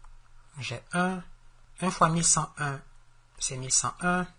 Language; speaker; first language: French; native; French